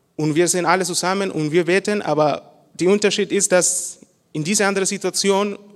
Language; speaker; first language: German; non-native, learner; Spanish